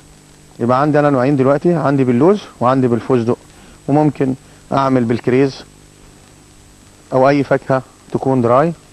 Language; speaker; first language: Arabic; native; Arabic